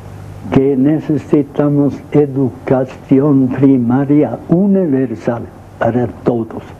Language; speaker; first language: Spanish; non-native, fluent; English